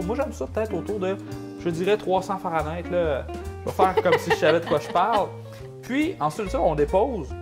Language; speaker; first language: French; native; French